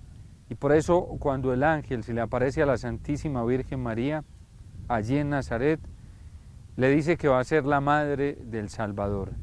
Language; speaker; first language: Spanish; native; Spanish